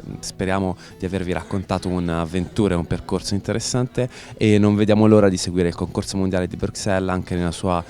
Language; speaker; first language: Italian; native; Italian